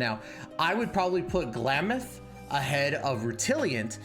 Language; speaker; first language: English; native; English